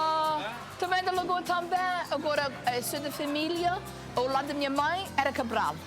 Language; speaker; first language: Portuguese; early bilingual, heritage; Portuguese